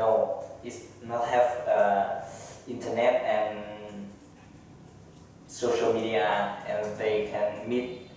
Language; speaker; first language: English; non-native, learner; Vietnamese